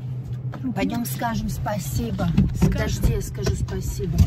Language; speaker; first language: Russian; early bilingual, heritage; Russian